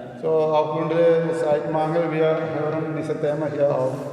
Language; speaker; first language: German; non-native, learner; Malayalam